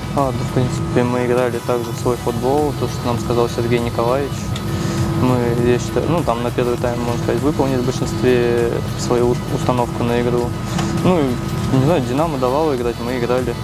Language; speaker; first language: Russian; native; Russian